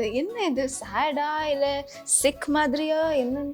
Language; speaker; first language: Tamil; non-native, fluent; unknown